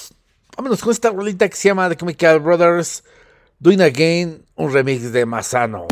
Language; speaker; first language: Spanish; native; Spanish